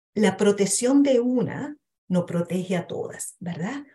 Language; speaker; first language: Spanish; early bilingual, heritage; Spanish